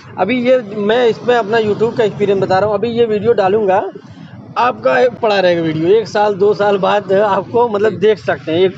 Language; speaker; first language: Hindi; native; Hindi